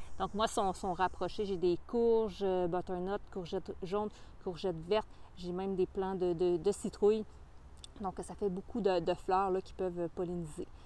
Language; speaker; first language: French; native; French